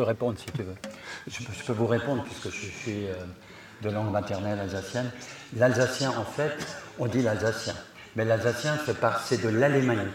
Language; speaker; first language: French; non-native, local second language; Swiss German